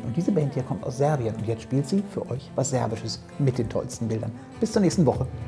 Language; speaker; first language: German; native; German